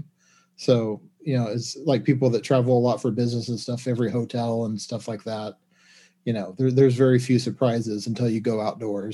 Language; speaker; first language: English; native; English